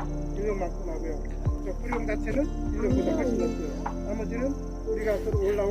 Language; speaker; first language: Korean; native; Korean